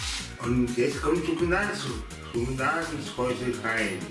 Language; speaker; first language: German; non-native, learner; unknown